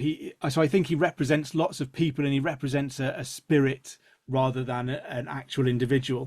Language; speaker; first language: English; native; English